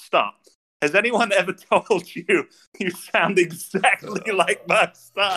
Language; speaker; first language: English; native; English